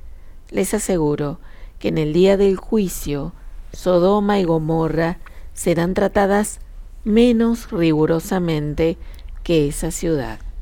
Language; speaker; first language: Spanish; native; Spanish